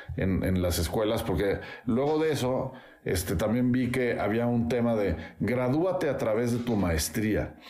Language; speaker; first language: Spanish; native; Spanish